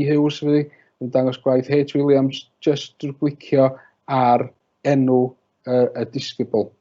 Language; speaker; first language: Welsh; native; Welsh